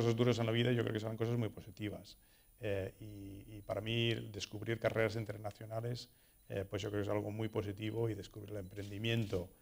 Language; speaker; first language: Spanish; non-native, fluent; Portuguese